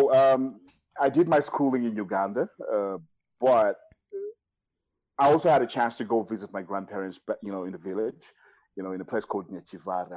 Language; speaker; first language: English; non-native, local second language; Kinyarwanda